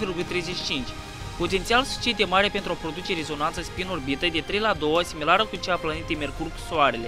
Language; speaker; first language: Romanian; native; Romanian